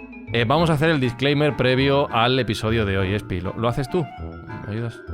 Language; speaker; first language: Spanish; native; Spanish